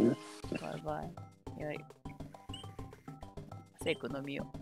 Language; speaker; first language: Japanese; native; Japanese